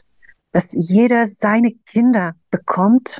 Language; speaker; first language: German; non-native, fluent; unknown